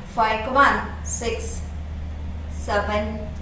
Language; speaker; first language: English; non-native, local second language; Kannada